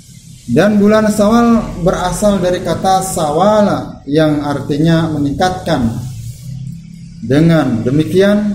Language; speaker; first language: Indonesian; native; Indonesian